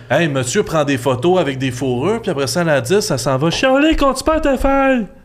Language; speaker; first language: French; native; French